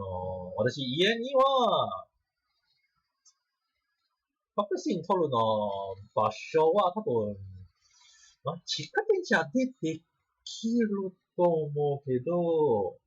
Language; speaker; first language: Japanese; non-native, learner; English